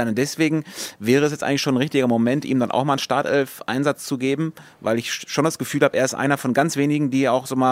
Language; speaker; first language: German; native; German